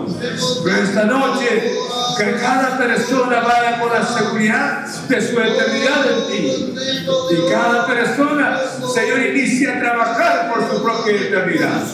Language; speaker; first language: Spanish; native; Spanish